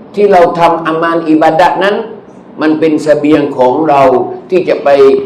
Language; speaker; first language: Thai; non-native, local second language; Malay